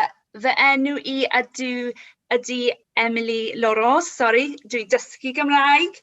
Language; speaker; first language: Welsh; non-native, learner; English